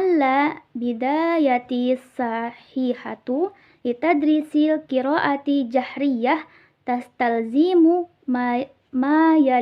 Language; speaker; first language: Arabic; non-native, learner; Indonesian